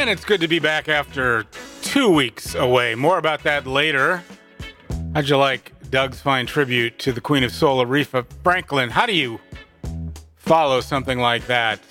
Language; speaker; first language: English; native; English